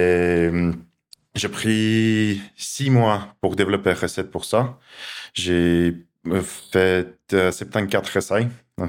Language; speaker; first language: French; non-native, learner; Russian